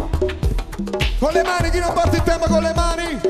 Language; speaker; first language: Italian; native; Italian